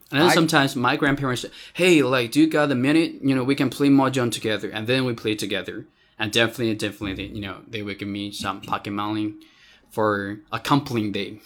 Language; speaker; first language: English; non-native, fluent; Chinese